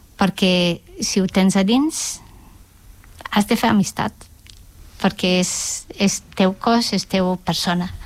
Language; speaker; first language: Catalan; non-native, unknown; English